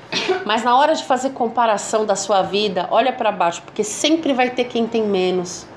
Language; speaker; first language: Portuguese; native; Portuguese